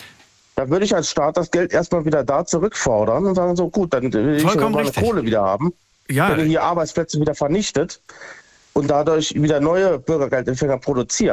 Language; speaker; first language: German; native; German